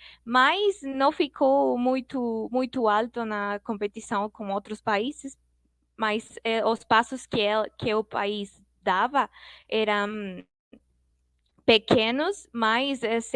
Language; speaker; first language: Portuguese; non-native, fluent; Spanish